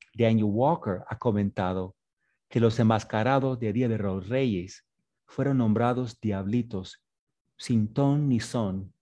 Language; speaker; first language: Spanish; non-native, fluent; English